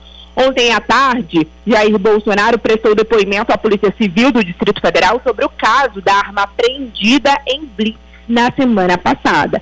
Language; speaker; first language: Portuguese; native; Portuguese